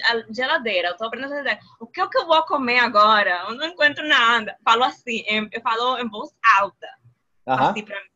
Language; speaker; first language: Portuguese; non-native, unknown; Spanish